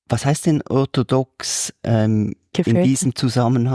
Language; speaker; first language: German; native; German